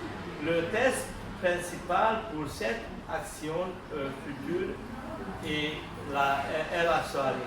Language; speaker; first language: French; non-native, learner; Hungarian